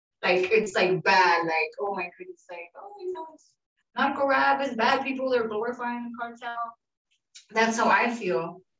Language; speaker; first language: English; early bilingual, other home language; Spanish